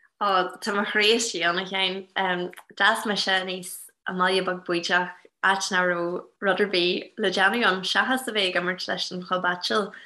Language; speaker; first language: Irish; non-native, local second language; English